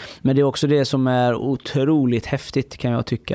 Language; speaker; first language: Swedish; early bilingual, other home language; Persian